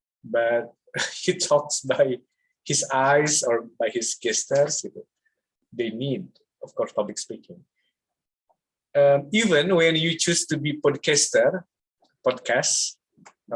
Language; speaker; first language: English; non-native, fluent; Indonesian